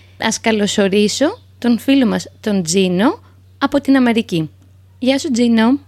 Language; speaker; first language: Greek; native; Greek